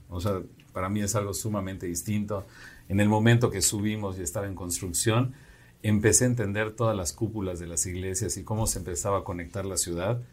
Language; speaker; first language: Spanish; native; Spanish